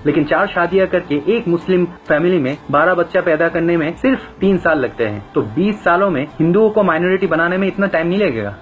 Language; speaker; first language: Hindi; non-native, fluent; Bangla